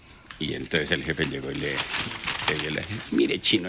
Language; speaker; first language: Spanish; native; Spanish